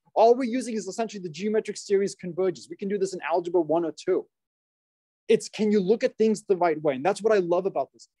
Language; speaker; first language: English; native; English